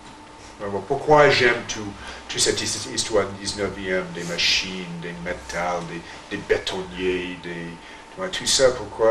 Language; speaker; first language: French; non-native, fluent; English